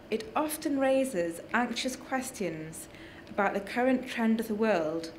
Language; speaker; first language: English; native; English